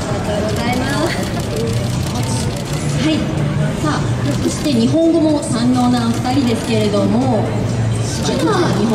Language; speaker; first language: Japanese; native; Japanese